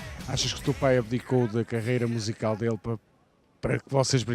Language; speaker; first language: Portuguese; native; Portuguese